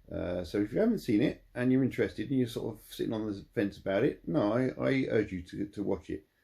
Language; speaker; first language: English; native; English